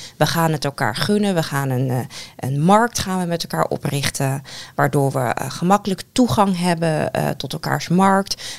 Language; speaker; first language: Dutch; native; Dutch